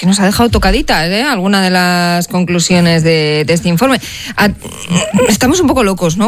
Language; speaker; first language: Spanish; native; Spanish